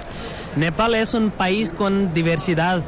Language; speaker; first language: Spanish; non-native, learner; Nepali